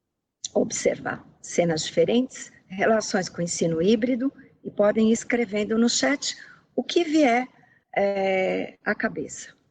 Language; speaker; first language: Portuguese; native; Portuguese